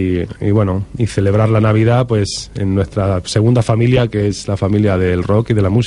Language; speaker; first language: Spanish; native; Spanish